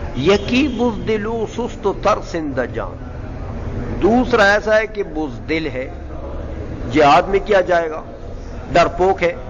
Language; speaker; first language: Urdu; non-native, local second language; Pashto